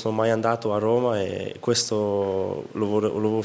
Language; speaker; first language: Italian; non-native, fluent; French